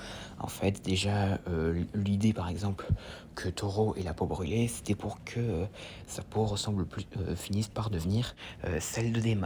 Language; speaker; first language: French; native; French